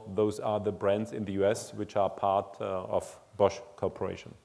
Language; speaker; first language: English; non-native, fluent; German